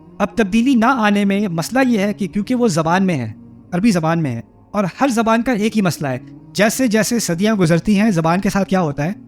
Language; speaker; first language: Urdu; early bilingual, heritage; Urdu